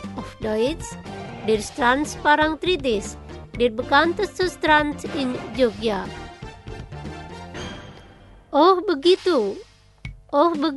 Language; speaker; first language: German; non-native, fluent; Indonesian